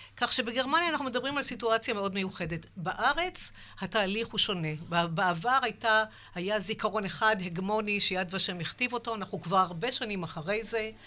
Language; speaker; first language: Hebrew; native; Hebrew